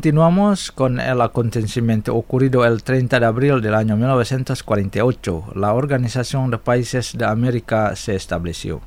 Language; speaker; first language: Spanish; non-native, fluent; Indonesian